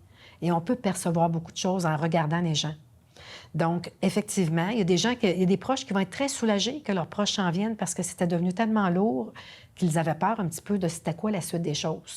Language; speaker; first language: French; native; French